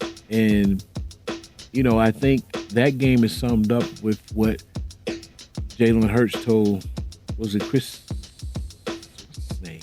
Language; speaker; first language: English; native; English